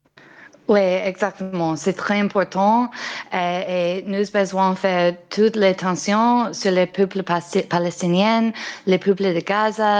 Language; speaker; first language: French; non-native, learner; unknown